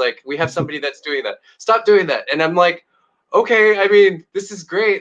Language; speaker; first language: English; native; English